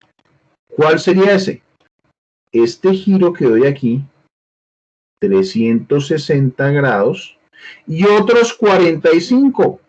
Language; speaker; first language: Spanish; native; Spanish